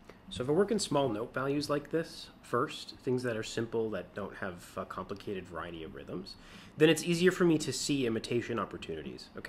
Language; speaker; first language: English; native; English